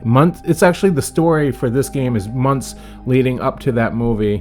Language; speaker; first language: English; native; English